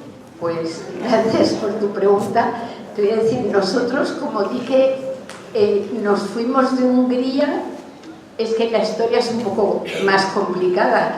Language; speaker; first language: Spanish; early bilingual, other home language; Hungarian